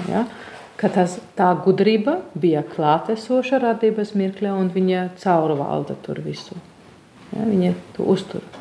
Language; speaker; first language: Latvian; non-native, fluent; German